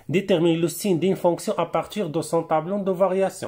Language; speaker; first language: French; non-native, local second language; Arabic